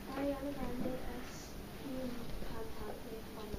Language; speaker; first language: Spanish; non-native, learner; English